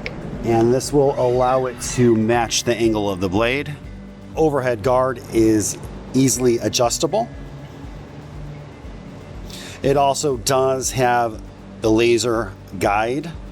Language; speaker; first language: English; native; English